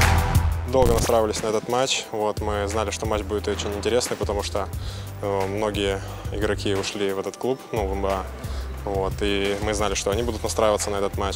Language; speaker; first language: Russian; native; Russian